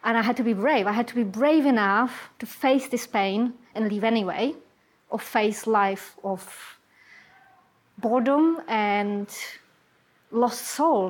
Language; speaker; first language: English; non-native, fluent; Czech